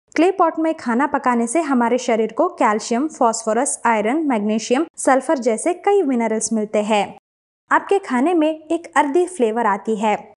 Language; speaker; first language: Hindi; non-native, local second language; Kannada